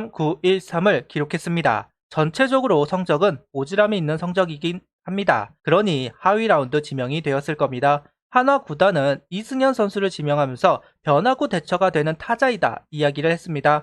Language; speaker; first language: Korean; native; Korean